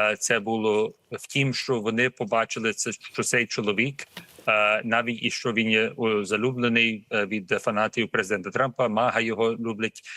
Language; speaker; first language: Ukrainian; early bilingual, heritage; Ukrainian